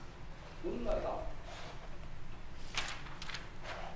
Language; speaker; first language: Vietnamese; non-native, learner; Korean